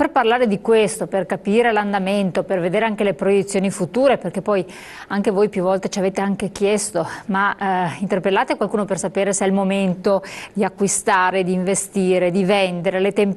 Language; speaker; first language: Italian; native; Italian